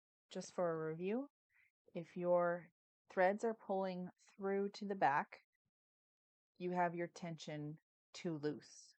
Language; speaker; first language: English; native; English